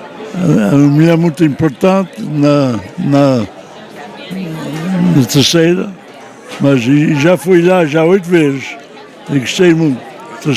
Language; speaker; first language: Portuguese; early bilingual, heritage; Portuguese